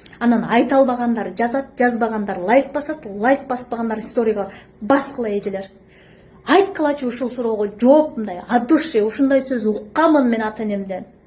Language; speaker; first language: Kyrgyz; native; Kyrgyz